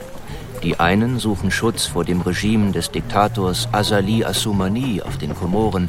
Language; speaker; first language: German; native; German